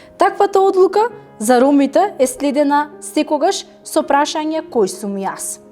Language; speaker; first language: Macedonian; non-native, local second language; Romany